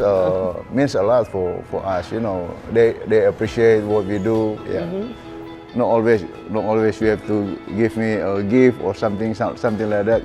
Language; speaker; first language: English; non-native, fluent; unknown